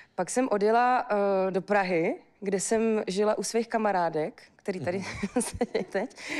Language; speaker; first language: Czech; native; Czech